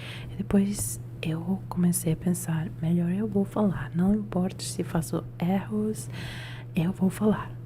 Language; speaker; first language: Portuguese; non-native, learner; Italian